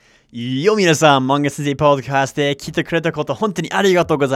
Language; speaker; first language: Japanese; non-native, fluent; English